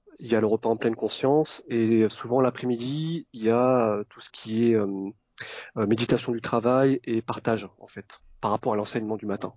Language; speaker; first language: French; early bilingual, other home language; Vietnamese